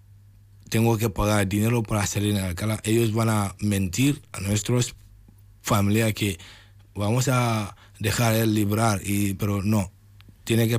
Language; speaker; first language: Spanish; non-native, learner; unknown